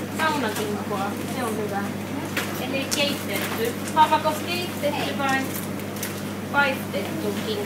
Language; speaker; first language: Finnish; non-native, learner; Swedish